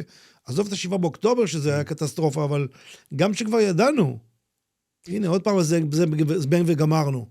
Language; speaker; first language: Hebrew; native; Hebrew